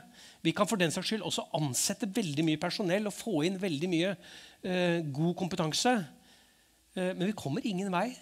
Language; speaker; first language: Norwegian; native; Norwegian